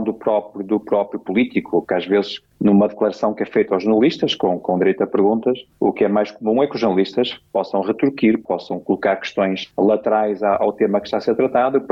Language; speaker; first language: Portuguese; native; Portuguese